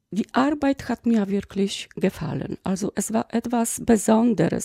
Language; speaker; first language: German; non-native, fluent; Polish